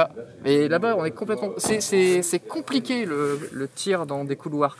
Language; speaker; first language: French; native; French